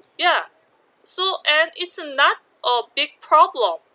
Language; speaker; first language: English; non-native, learner; Korean